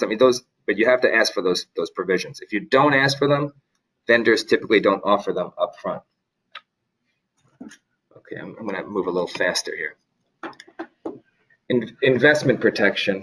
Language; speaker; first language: English; native; English